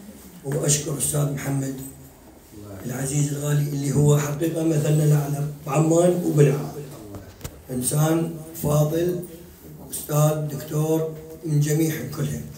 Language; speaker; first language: Arabic; native; Arabic